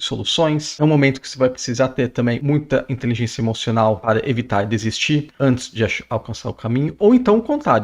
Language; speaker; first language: Portuguese; native; Portuguese